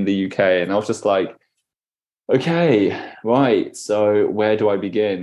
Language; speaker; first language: English; native; English